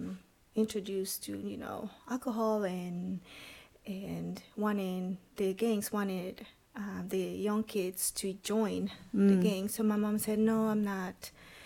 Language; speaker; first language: English; non-native, fluent; Spanish